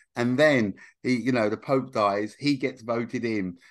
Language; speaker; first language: English; native; English